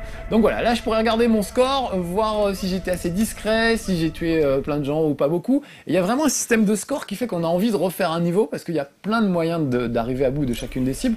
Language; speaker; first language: French; native; French